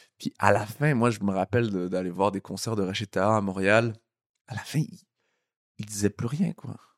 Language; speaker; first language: French; native; French